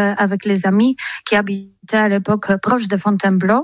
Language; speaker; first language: French; non-native, fluent; Polish